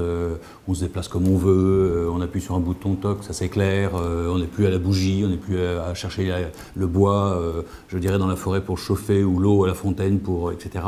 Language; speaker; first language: French; native; French